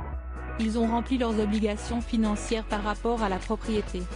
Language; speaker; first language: French; native; French